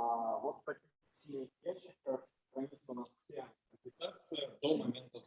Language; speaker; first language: Russian; native; Russian